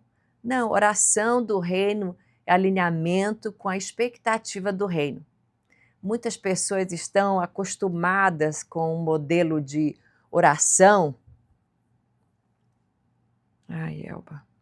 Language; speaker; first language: Portuguese; native; Portuguese